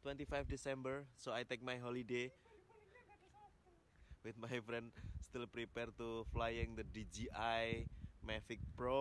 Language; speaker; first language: English; non-native, learner; Indonesian